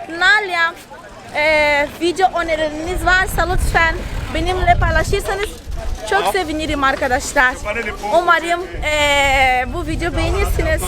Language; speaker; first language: Turkish; non-native, fluent; Portuguese